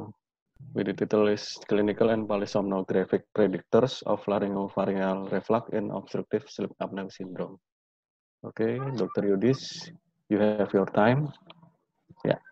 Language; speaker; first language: English; non-native, learner; Indonesian